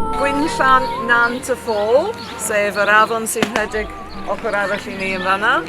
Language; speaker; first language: Welsh; native; Welsh